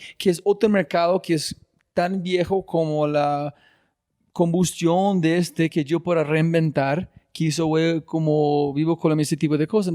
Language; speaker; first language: Spanish; non-native, fluent; English